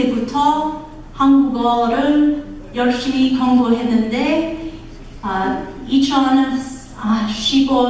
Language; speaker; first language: Korean; non-native, learner; English